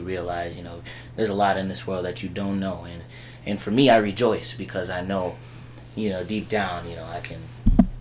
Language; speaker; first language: English; native; English